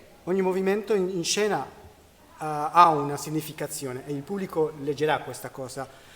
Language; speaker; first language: Italian; non-native, learner; Spanish